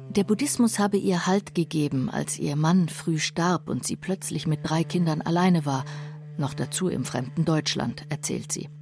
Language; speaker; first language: German; native; German